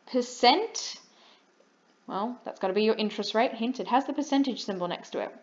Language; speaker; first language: English; native; English